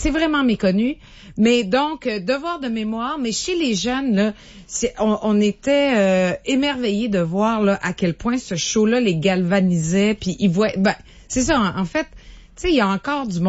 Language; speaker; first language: French; native; French